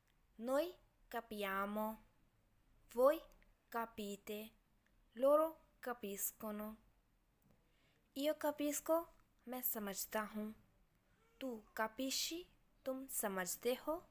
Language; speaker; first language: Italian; non-native, learner; Urdu